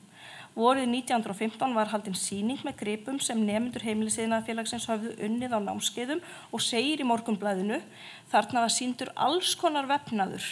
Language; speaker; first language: Icelandic; native; Icelandic